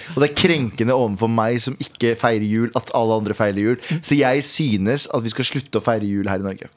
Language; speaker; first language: Norwegian; early bilingual, other home language; Urdu